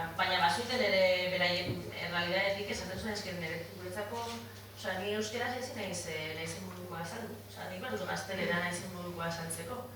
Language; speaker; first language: Basque; non-native, local second language; Spanish